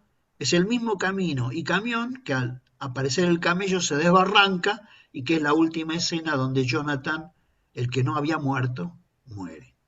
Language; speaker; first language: Spanish; native; Spanish